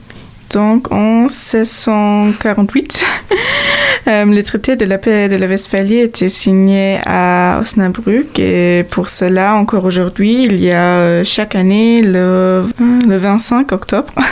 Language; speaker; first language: French; non-native, fluent; German